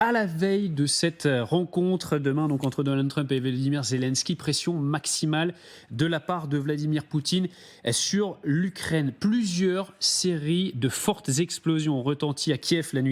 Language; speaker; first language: French; native; French